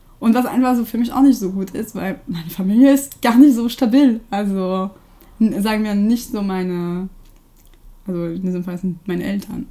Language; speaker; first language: German; non-native, fluent; French